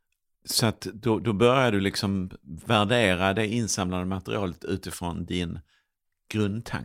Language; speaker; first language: Swedish; native; Swedish